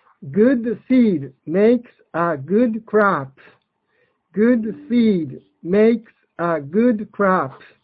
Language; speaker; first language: English; non-native, fluent; Japanese